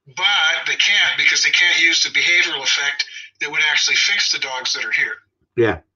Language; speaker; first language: English; native; English